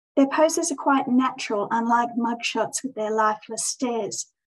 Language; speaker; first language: English; native; English